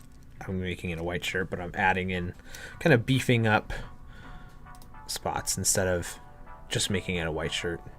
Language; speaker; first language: English; native; English